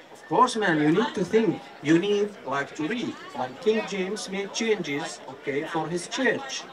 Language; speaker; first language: English; non-native, fluent; Arabic